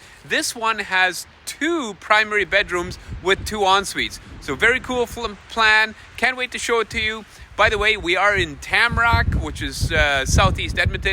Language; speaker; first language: English; native; English